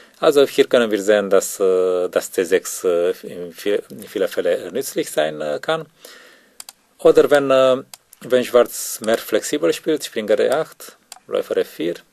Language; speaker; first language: German; non-native, learner; Romanian